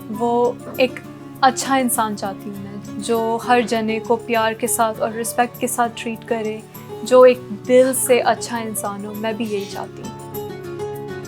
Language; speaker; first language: Hindi; non-native, local second language; Punjabi